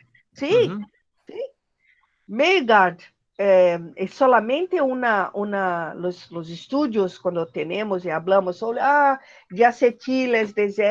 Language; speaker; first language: Spanish; non-native, learner; Portuguese